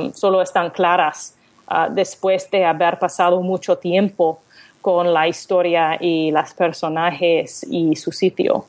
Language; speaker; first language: Spanish; non-native, learner; English